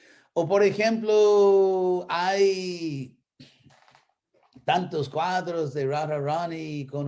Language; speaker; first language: Spanish; non-native, fluent; English